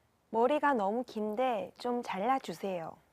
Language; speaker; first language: Korean; non-native, learner; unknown